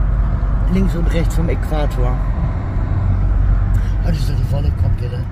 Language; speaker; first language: German; native; German